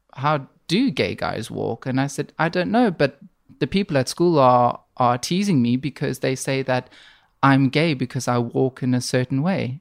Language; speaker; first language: English; native; English